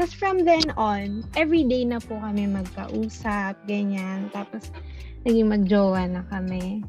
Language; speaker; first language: Filipino; native; Filipino